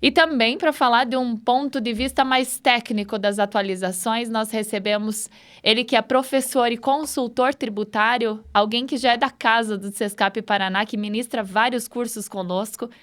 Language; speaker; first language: Portuguese; native; Portuguese